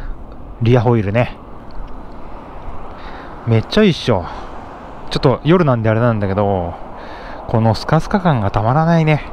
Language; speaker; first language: Japanese; native; Japanese